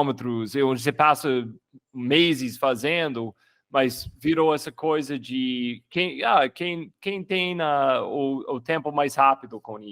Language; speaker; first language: Portuguese; non-native, fluent; English